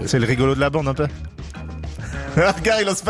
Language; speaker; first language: French; native; French